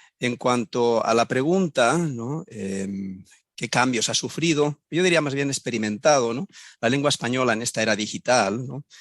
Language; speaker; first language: Spanish; native; Spanish